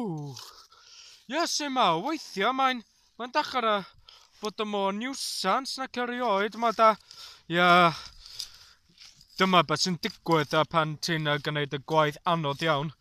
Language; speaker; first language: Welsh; non-native, learner; English